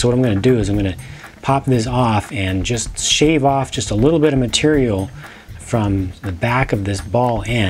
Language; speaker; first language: English; native; English